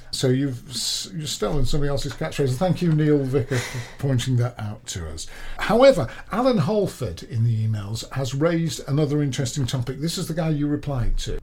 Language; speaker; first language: English; native; English